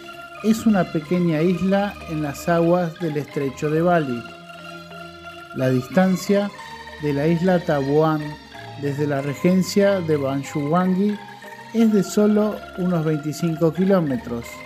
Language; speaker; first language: Spanish; non-native, fluent; Indonesian